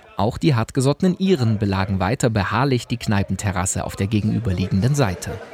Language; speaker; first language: German; native; German